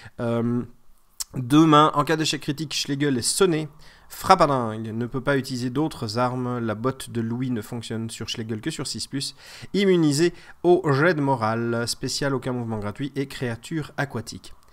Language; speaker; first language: French; native; French